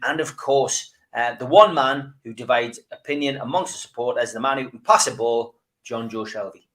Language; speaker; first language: English; native; English